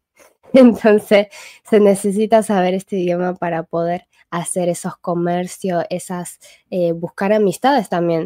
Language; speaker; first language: Spanish; non-native, fluent; Chinese